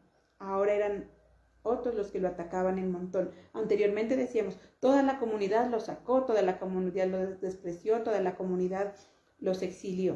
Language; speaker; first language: Spanish; native; Spanish